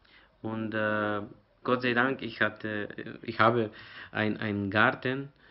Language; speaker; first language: German; non-native, learner; Serbian